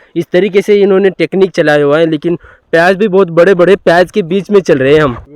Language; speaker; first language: Hindi; non-native, local second language; Kannada